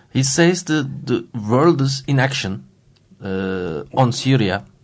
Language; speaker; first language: English; non-native, fluent; Turkish